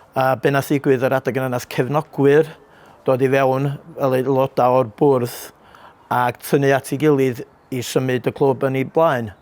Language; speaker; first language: Welsh; native; Welsh